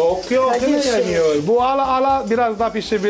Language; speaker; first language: Turkish; non-native, learner; Italian